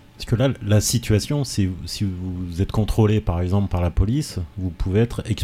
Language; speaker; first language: French; native; French